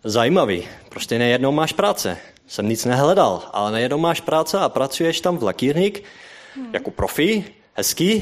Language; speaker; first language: Czech; non-native, learner; Dutch